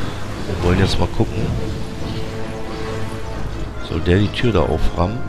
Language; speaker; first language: German; native; German